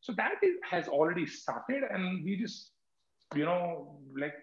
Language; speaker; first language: English; non-native, local second language; Hindi